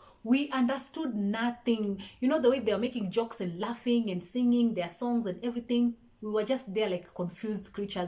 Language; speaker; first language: English; non-native, local second language; Swahili